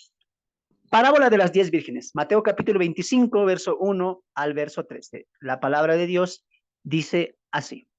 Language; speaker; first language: Spanish; native; Spanish